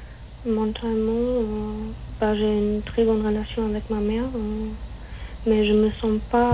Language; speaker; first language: French; non-native, fluent; German